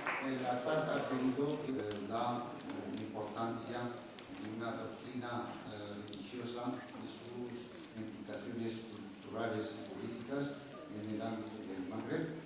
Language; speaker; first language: Spanish; non-native, fluent; Arabic